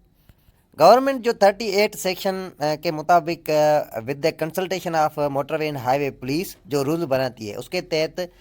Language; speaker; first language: Urdu; native; Urdu